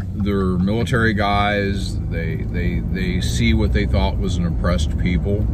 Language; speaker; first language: English; native; English